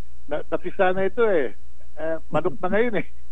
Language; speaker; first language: Filipino; native; Filipino